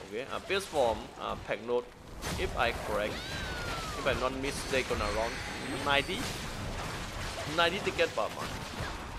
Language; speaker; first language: English; non-native, learner; Thai